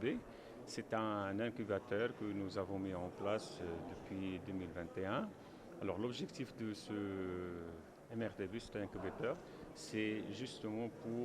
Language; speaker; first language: French; non-native, local second language; Arabic